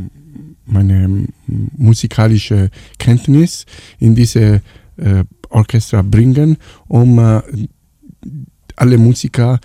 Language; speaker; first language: German; non-native, fluent; Italian